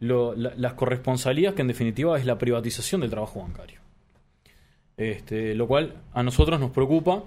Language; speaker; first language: Spanish; native; Spanish